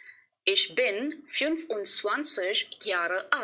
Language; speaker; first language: German; non-native, fluent; Hindi